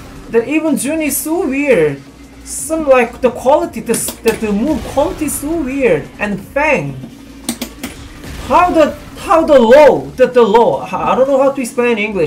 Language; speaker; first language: English; non-native, learner; Korean